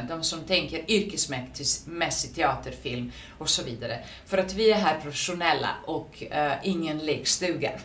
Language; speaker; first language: Swedish; non-native, fluent; Serbian